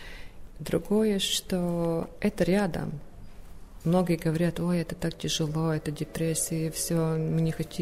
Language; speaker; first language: Russian; non-native, local second language; Latvian